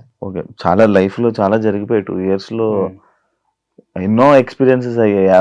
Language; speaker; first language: Telugu; native; Telugu